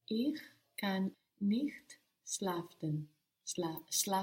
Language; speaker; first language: German; non-native, learner; English